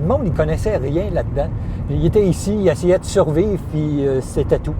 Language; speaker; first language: French; native; French